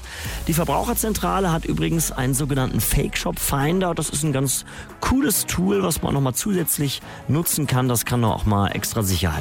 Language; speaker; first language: German; native; German